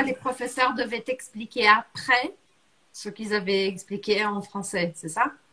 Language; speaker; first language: French; non-native, fluent; Portuguese